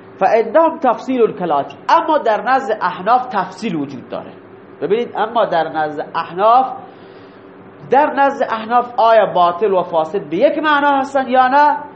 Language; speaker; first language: Persian; non-native, local second language; Baluchi